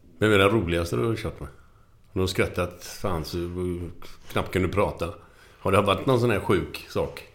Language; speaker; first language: Swedish; native; Swedish